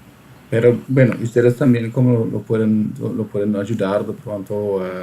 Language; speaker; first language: Spanish; non-native, fluent; German